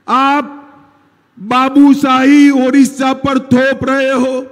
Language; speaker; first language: Hindi; non-native, local second language; Gujarati